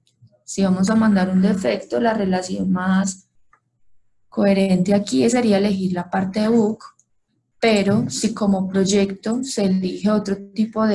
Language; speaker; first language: Spanish; native; Spanish